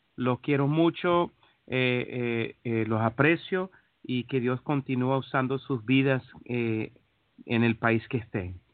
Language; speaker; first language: Spanish; non-native, fluent; English